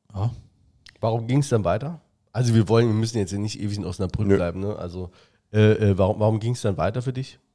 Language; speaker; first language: German; native; German